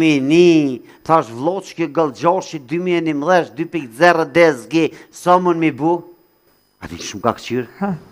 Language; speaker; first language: Albanian; native; Albanian